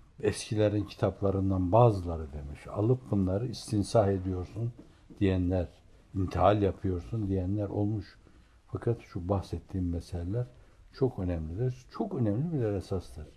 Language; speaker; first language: Turkish; native; Turkish